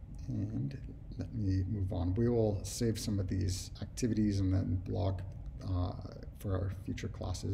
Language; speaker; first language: English; native; English